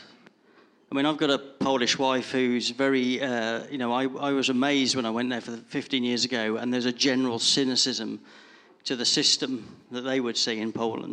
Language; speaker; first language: English; native; English